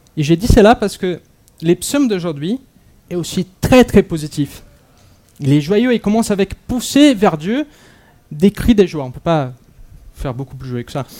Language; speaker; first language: French; non-native, fluent; Portuguese